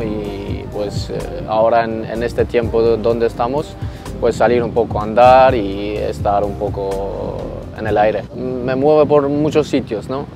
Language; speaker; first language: Spanish; non-native, fluent; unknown